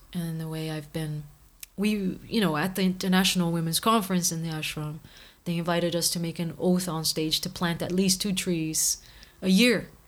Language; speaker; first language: English; non-native, fluent; Portuguese